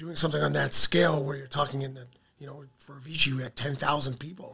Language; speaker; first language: English; native; English